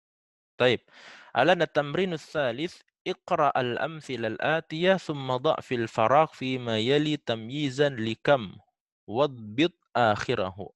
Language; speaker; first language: Arabic; non-native, fluent; Indonesian